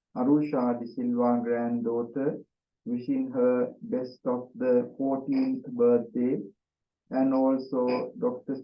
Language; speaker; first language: English; non-native, local second language; Sinhala